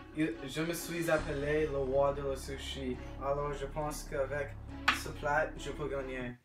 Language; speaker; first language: French; non-native, learner; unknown